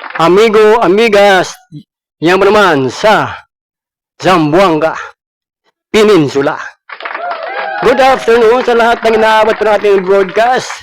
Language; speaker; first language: Filipino; non-native, local second language; Cebuano